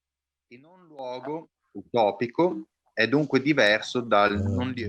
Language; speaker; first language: Italian; native; Italian